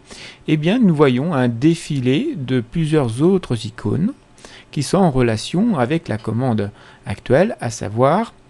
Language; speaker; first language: French; native; French